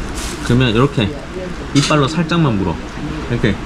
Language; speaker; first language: Korean; native; Korean